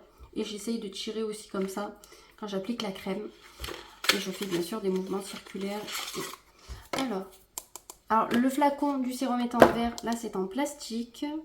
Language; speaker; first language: French; native; French